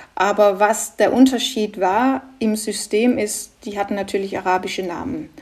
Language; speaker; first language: German; non-native, fluent; Norwegian